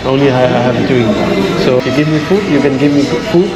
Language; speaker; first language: English; non-native, learner; Burmese